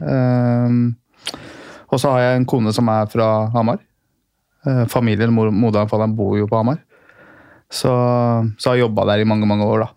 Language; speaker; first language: Norwegian; early bilingual, other home language; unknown